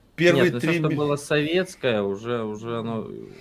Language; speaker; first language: Russian; native; Russian